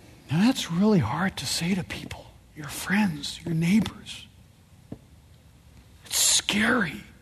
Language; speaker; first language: English; early bilingual, other home language; French